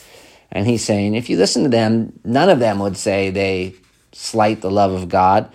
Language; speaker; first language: English; native; English